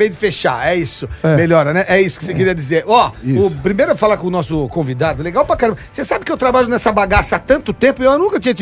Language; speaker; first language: Portuguese; native; Portuguese